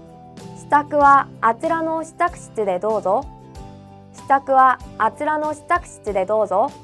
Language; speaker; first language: Japanese; non-native, fluent; Korean